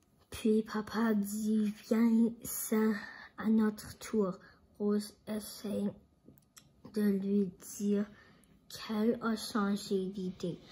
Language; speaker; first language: French; non-native, learner; English